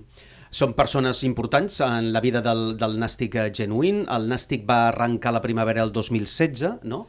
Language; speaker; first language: Catalan; native; Catalan